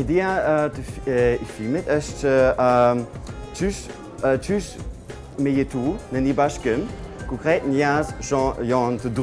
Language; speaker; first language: Albanian; non-native, learner; German